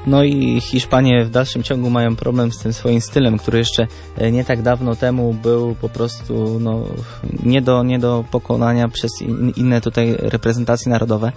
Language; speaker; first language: Polish; native; Polish